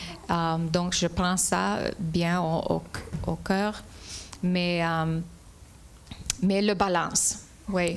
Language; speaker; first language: French; non-native, fluent; English